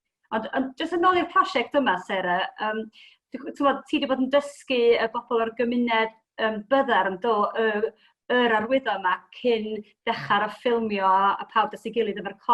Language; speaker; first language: Welsh; native; Welsh